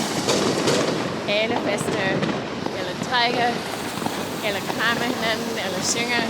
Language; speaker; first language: Danish; non-native, fluent; English